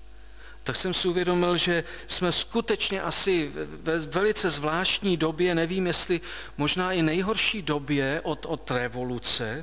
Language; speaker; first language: Czech; native; Czech